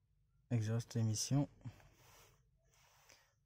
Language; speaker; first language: French; non-native, local second language; Arabic